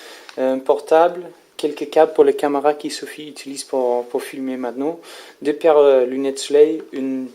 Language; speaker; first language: French; non-native, learner; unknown